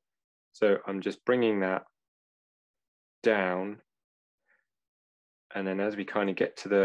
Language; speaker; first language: English; native; English